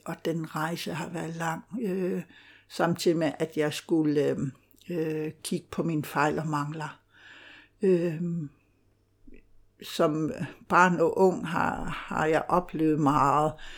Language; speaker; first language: Danish; non-native, local second language; Kalaallisut